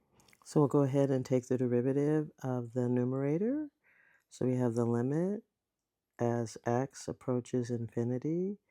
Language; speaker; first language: English; native; English